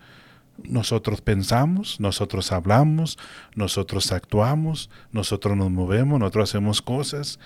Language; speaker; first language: Spanish; native; Spanish